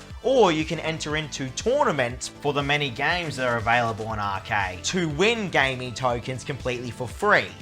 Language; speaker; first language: English; native; English